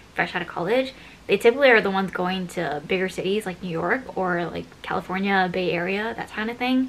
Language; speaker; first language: English; native; English